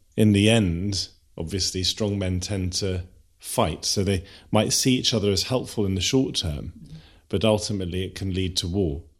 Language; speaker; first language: English; native; English